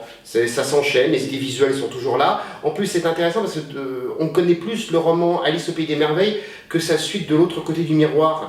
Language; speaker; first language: French; native; French